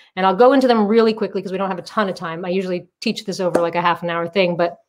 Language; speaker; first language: English; native; English